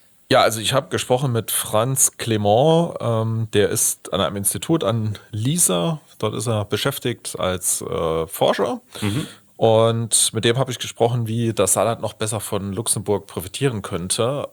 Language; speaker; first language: German; native; German